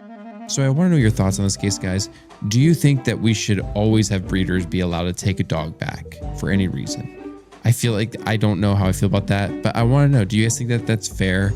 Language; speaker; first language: English; native; English